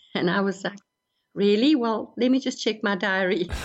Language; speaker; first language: English; native; English